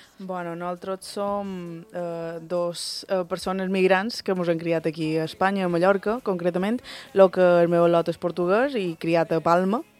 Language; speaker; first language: Catalan; early bilingual, other home language; Spanish